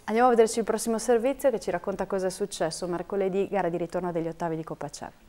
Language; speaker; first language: Italian; native; Italian